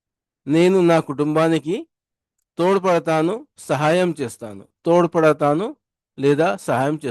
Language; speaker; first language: Telugu; non-native, local second language; Urdu